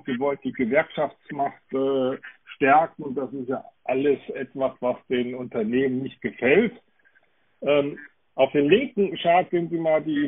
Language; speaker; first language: German; native; German